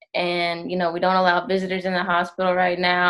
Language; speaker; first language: English; native; English